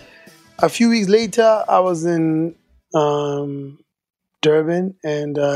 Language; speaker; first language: English; non-native, local second language; Tswana